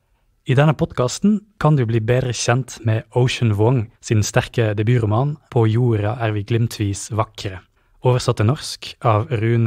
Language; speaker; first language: Norwegian; native; Norwegian